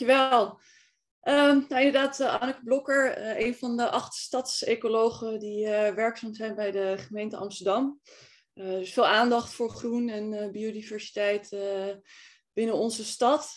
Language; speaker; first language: Dutch; native; Dutch